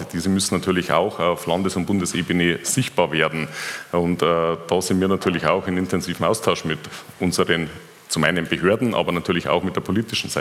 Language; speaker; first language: German; native; German